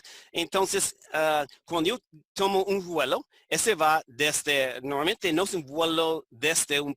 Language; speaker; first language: Spanish; non-native, fluent; English